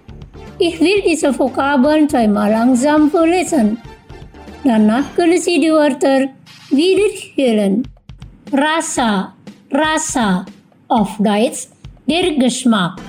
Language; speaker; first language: German; non-native, fluent; Indonesian